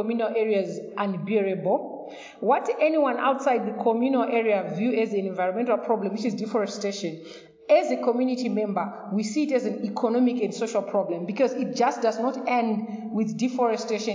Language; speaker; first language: English; non-native, local second language; Shona